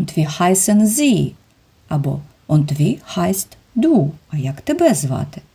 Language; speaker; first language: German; non-native, fluent; Ukrainian